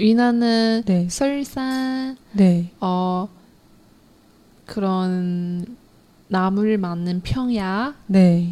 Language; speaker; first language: Korean; non-native, learner; Chinese